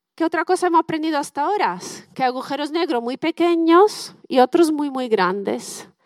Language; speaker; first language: Spanish; non-native, fluent; Italian